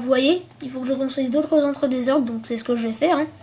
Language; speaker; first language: French; native; French